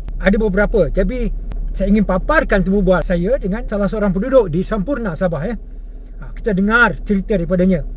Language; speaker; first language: Malay; native; Malay